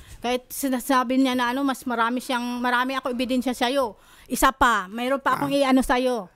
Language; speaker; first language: Filipino; non-native, local second language; Cebuano